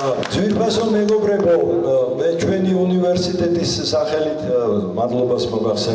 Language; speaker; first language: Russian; non-native, fluent; Georgian